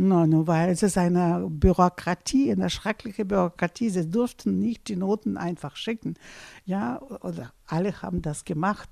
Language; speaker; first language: German; non-native, fluent; Russian